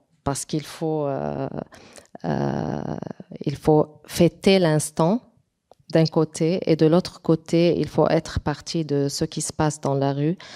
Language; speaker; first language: French; non-native, local second language; Arabic